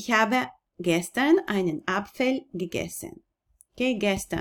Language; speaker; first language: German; non-native, fluent; Hebrew